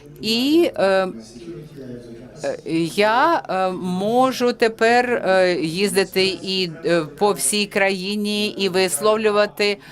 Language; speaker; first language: Ukrainian; non-native, fluent; French